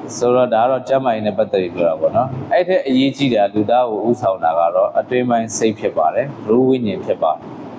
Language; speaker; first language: Burmese; native; Burmese